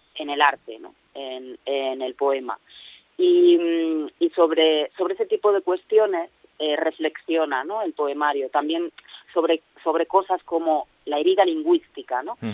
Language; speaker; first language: Spanish; native; Spanish